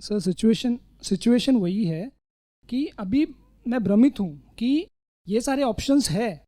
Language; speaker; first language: Hindi; non-native, local second language; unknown